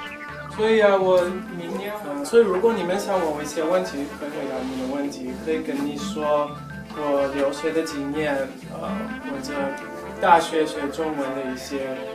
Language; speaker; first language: Chinese; non-native, learner; English